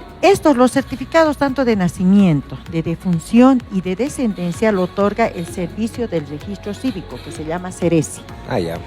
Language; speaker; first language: Spanish; native; Spanish